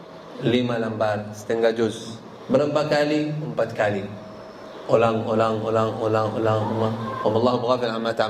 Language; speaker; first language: Indonesian; non-native, learner; Arabic